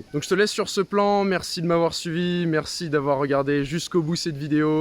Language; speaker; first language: French; native; French